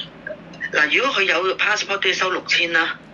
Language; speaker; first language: Cantonese; native; Cantonese